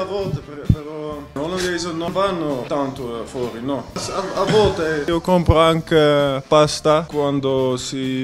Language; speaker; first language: Italian; non-native, learner; Dutch